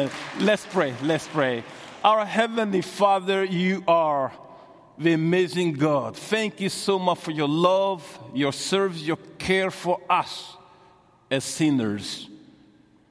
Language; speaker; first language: English; non-native, fluent; Bambara